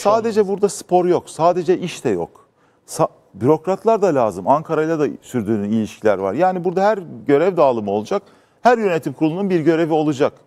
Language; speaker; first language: Turkish; native; Turkish